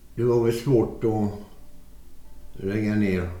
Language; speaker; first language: Swedish; native; Swedish